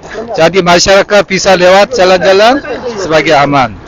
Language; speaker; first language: Indonesian; non-native, learner; Korean